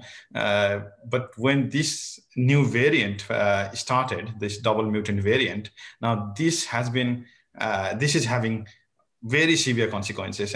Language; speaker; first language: English; non-native, local second language; Nepali